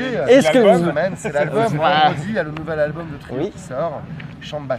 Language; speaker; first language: French; native; French